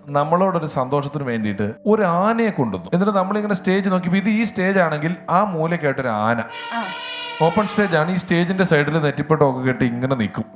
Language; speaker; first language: Malayalam; native; Malayalam